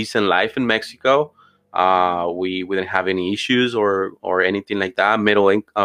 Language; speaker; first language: English; non-native, fluent; Spanish